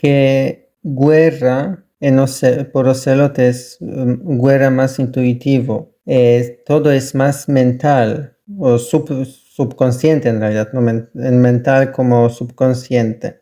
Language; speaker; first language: Spanish; non-native, learner; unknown